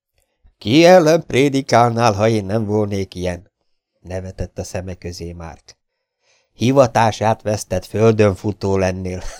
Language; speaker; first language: Hungarian; native; Hungarian